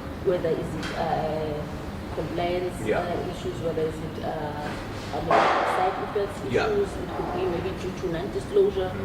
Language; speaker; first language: English; non-native, local second language; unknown